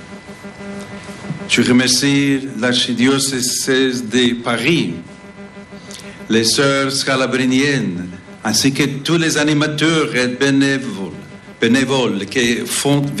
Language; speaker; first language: French; non-native, fluent; English